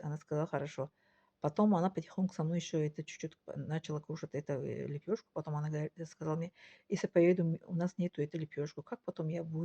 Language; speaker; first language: Russian; non-native, local second language; Tajik